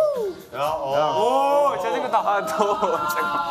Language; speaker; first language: Korean; non-native, fluent; Japanese